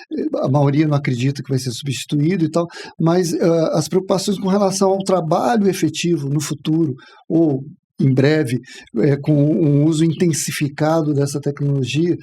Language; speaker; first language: Portuguese; native; Portuguese